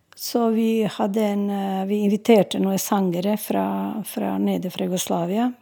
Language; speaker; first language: Norwegian; non-native, fluent; Serbian